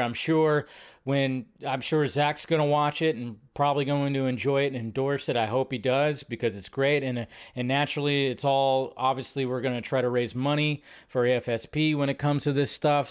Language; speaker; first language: English; native; English